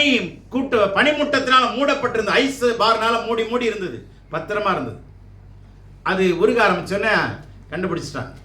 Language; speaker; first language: Tamil; native; Tamil